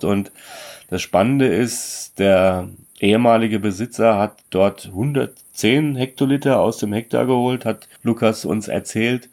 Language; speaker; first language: German; native; German